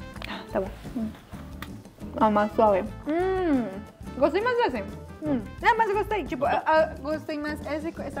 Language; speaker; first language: Portuguese; non-native, fluent; Spanish